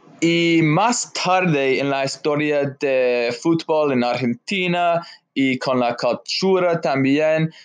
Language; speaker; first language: Spanish; non-native, learner; English